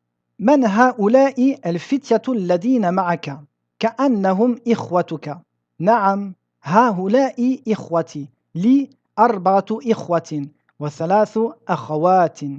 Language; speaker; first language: Arabic; non-native, fluent; French